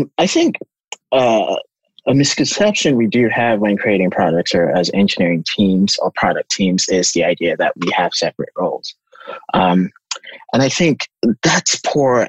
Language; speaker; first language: English; non-native, local second language; Yoruba